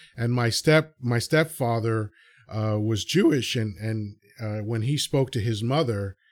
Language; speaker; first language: English; early bilingual, other home language; Spanish